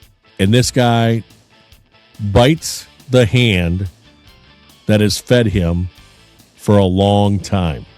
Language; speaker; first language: English; native; English